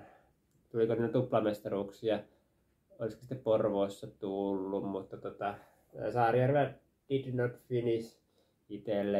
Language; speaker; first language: Finnish; native; Finnish